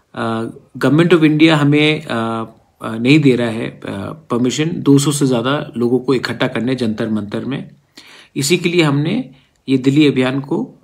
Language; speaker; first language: Hindi; non-native, local second language; Kok Borok